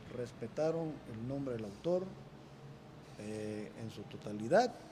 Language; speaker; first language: Spanish; native; Spanish